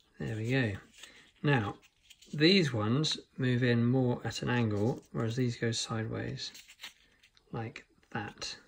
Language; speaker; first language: English; native; English